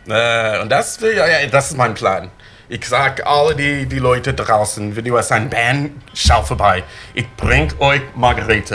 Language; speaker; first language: German; non-native, fluent; English